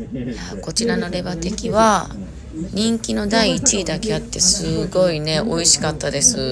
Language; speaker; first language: Japanese; native; Japanese